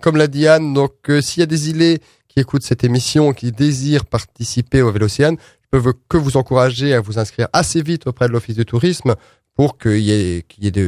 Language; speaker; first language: French; native; French